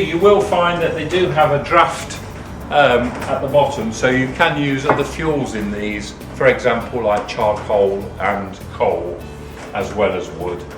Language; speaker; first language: English; native; English